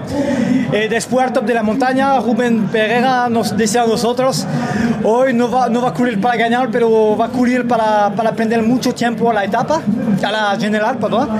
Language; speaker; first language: Spanish; non-native, learner; Portuguese